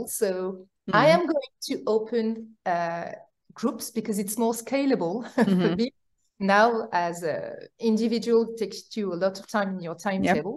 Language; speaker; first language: English; non-native, fluent; French